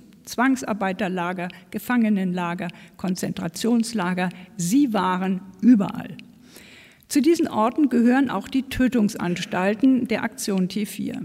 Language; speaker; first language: German; native; German